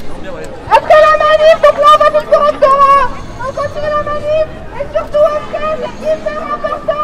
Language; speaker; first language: French; native; French